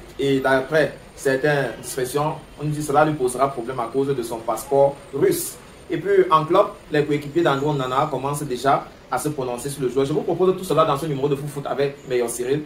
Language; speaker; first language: French; native; French